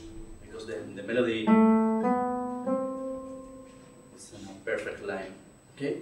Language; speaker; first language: English; non-native, learner; Spanish